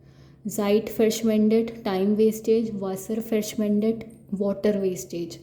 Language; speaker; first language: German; non-native, learner; Hindi